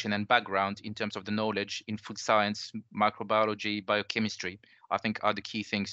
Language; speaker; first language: English; non-native, fluent; French